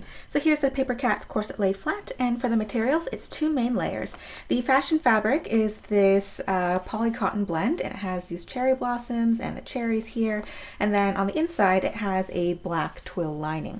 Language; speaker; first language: English; native; English